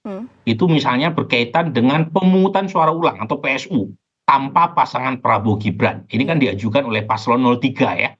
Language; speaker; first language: Indonesian; native; Indonesian